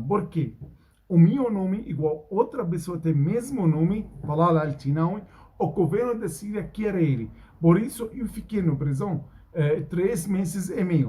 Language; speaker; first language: Portuguese; non-native, learner; Arabic